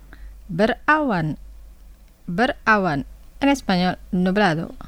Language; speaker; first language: Spanish; non-native, fluent; Indonesian